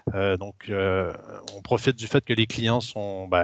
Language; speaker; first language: French; native; French